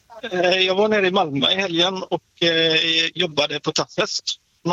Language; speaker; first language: Swedish; native; Swedish